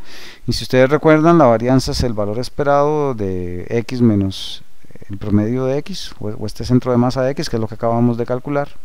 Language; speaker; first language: Spanish; native; Spanish